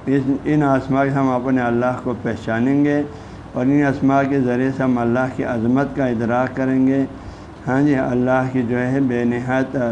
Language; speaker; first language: Urdu; non-native, local second language; Balti